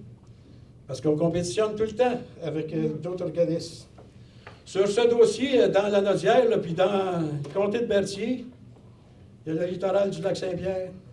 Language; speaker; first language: French; native; French